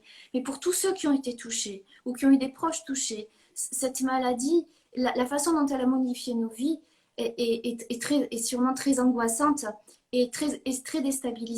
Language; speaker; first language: French; native; French